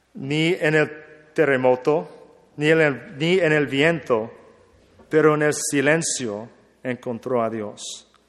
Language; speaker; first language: Spanish; non-native, learner; English